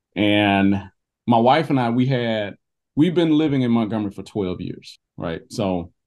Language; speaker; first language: English; native; English